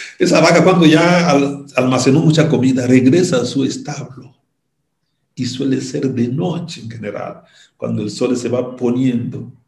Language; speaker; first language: Spanish; non-native, fluent; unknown